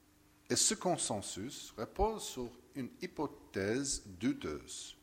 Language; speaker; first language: French; non-native, fluent; English